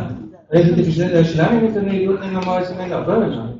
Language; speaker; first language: Russian; non-native, learner; German